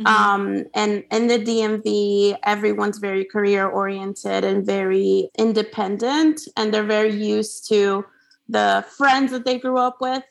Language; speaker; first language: English; non-native, fluent; Spanish